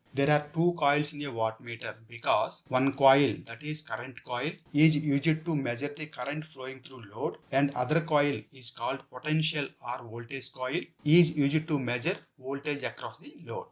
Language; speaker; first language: English; non-native, local second language; Telugu